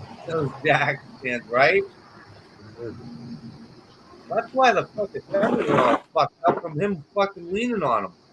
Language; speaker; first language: English; native; English